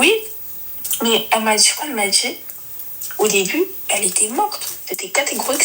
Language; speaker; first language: French; native; French